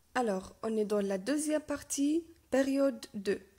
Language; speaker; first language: French; non-native, local second language; Arabic